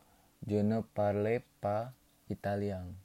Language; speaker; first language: French; non-native, learner; Indonesian